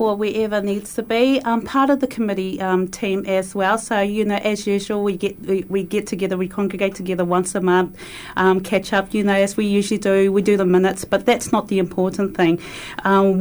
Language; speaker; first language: English; native; English